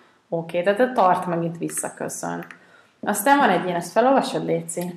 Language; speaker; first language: Hungarian; native; Hungarian